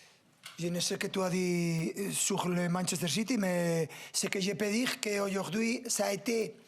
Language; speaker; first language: French; non-native, fluent; Spanish